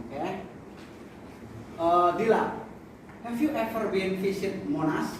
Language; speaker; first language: English; non-native, learner; Indonesian